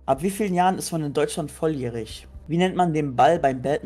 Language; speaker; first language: German; native; German